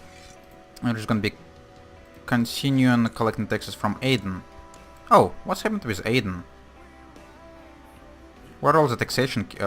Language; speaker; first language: English; non-native, fluent; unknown